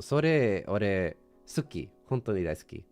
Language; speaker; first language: Japanese; non-native, learner; English